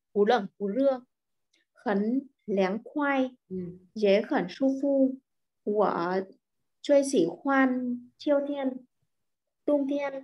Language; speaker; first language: Chinese; non-native, learner; Vietnamese